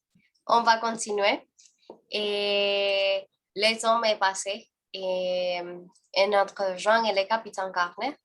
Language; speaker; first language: French; non-native, learner; Spanish